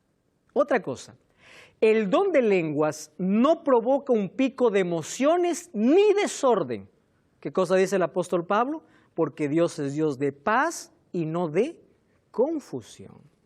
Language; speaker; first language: Spanish; native; Spanish